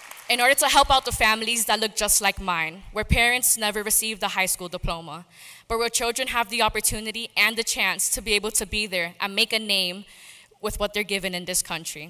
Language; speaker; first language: English; early bilingual, other home language; Spanish